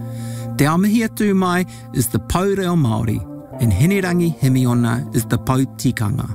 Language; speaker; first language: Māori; non-native, learner; English